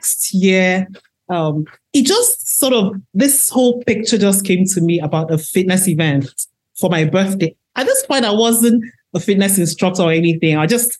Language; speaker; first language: English; non-native, local second language; Igbo